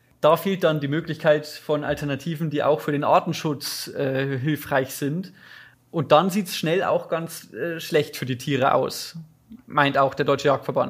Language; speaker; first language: German; native; German